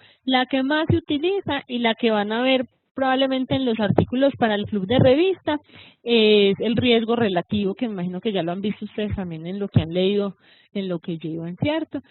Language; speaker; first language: Spanish; native; Spanish